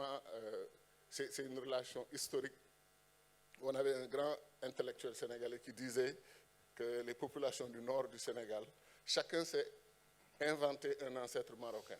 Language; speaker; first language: French; non-native, local second language; Wolof